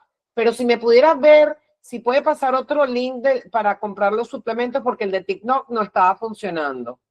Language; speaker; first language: Spanish; native; Spanish